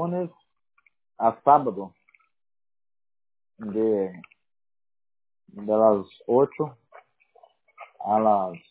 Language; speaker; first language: Spanish; non-native, learner; Portuguese